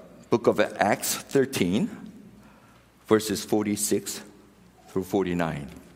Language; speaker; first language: English; non-native, fluent; Korean